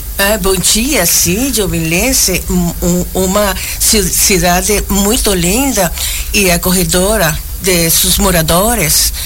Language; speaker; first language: Portuguese; non-native, learner; Spanish